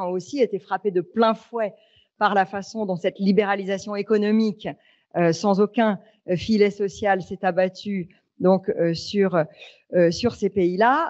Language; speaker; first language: French; native; French